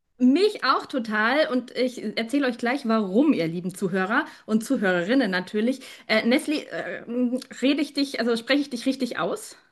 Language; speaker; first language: German; native; German